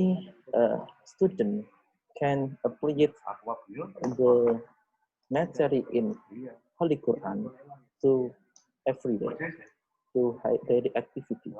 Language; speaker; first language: English; non-native, learner; Indonesian